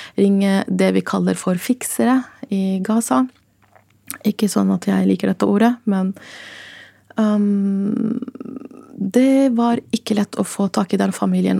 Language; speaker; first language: Norwegian; non-native, fluent; Arabic